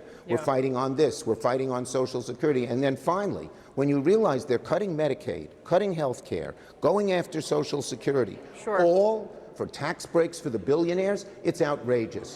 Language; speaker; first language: English; native; English